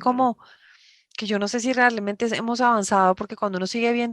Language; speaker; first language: Spanish; native; Spanish